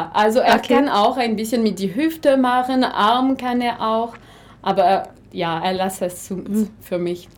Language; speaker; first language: German; non-native, fluent; French